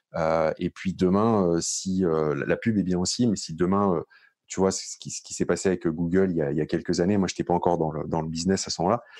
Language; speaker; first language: French; native; French